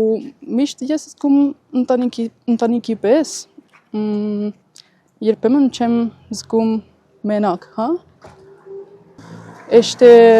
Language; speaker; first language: Armenian; non-native, learner; Italian